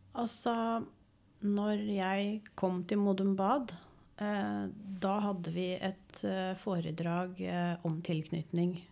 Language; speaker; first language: Norwegian; native; Norwegian